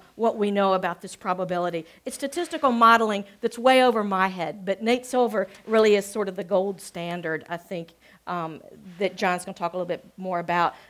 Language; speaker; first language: English; native; English